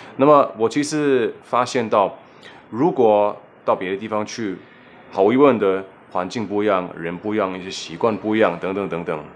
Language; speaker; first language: Chinese; non-native, fluent; German